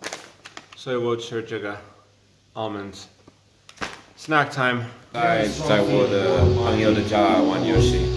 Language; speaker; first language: Chinese; non-native, learner; English